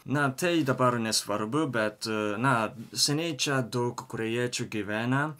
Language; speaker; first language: Lithuanian; non-native, learner; Japanese